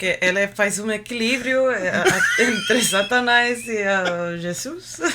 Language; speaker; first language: Portuguese; non-native, learner; Spanish